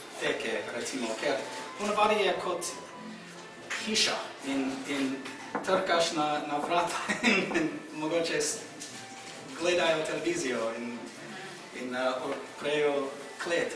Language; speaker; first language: Slovenian; non-native, fluent; English